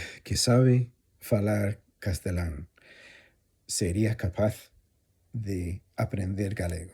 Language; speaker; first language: Galician; non-native, fluent; English